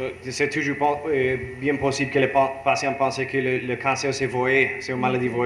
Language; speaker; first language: French; non-native, learner; English